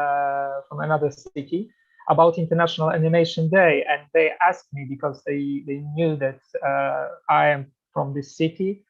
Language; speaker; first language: English; non-native, fluent; Polish